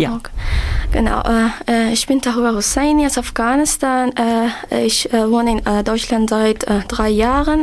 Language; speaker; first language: German; non-native, learner; Persian